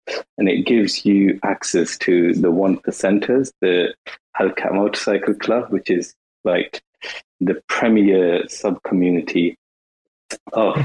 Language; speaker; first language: English; native; English